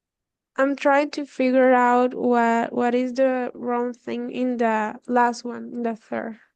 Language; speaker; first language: English; non-native, learner; Spanish